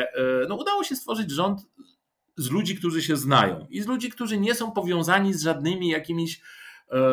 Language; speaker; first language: Polish; non-native, fluent; Bulgarian